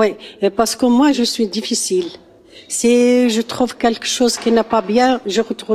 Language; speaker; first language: French; non-native, learner; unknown